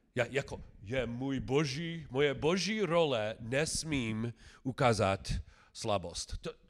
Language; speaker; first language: Czech; non-native, learner; English